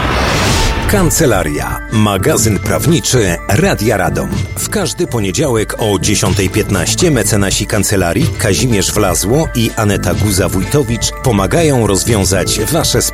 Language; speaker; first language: Polish; native; Polish